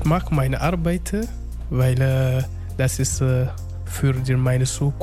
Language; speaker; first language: German; non-native, learner; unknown